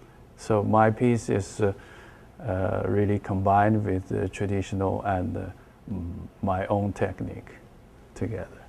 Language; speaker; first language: English; non-native, learner; Chinese